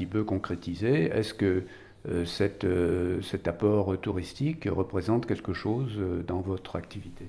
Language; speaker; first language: French; native; French